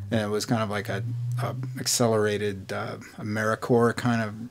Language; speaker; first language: English; native; English